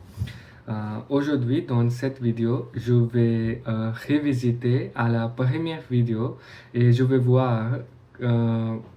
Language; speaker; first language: French; non-native, learner; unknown